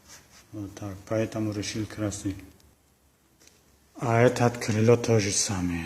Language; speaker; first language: Russian; non-native, local second language; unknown